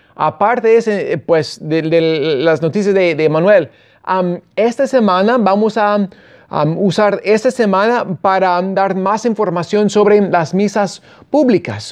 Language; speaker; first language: Spanish; non-native, fluent; English